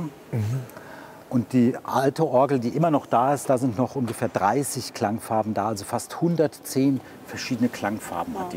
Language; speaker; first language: German; native; German